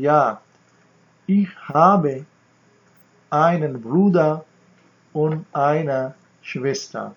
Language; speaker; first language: German; non-native, fluent; Urdu